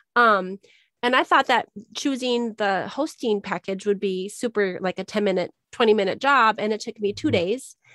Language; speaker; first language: English; native; English